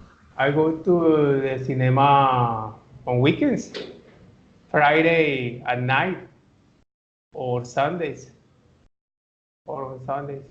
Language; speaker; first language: English; non-native, learner; Spanish